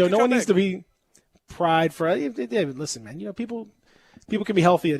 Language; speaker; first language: English; native; English